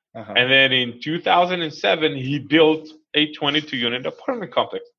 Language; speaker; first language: English; non-native, fluent; Hebrew